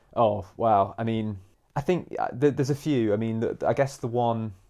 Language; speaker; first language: English; native; English